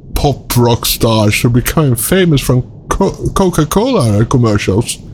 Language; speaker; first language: English; non-native, fluent; Swedish